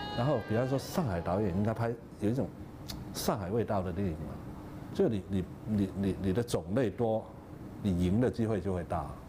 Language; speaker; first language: Chinese; non-native, local second language; Cantonese